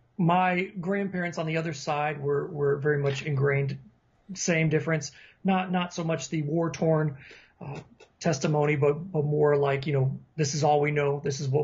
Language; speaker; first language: English; native; English